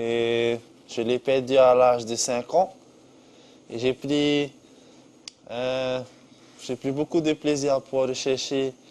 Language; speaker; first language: French; non-native, local second language; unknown